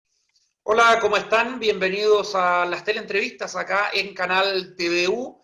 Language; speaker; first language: Spanish; native; Spanish